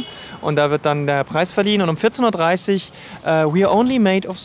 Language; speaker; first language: German; native; German